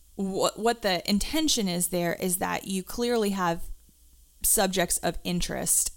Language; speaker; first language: English; native; English